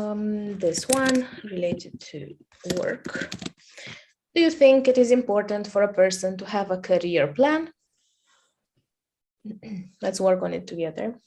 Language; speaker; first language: English; non-native, fluent; Romanian